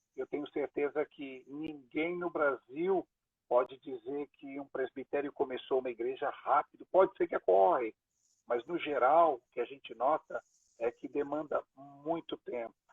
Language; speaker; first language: Portuguese; native; Portuguese